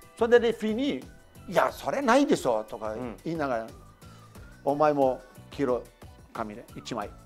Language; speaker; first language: Japanese; non-native, fluent; Portuguese